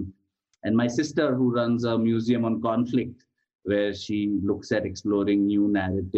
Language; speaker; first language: English; non-native, local second language; Gujarati